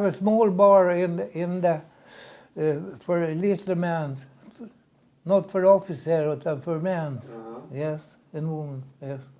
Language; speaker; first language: English; non-native, learner; Swedish